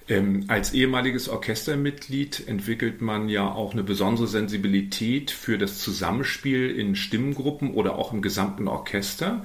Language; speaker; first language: German; native; German